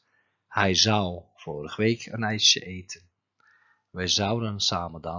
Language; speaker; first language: Dutch; non-native, fluent; Turkish